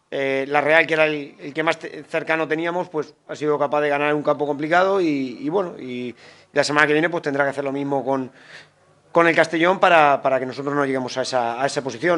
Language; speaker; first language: Spanish; native; Spanish